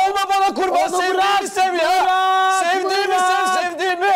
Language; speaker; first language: Turkish; native; Turkish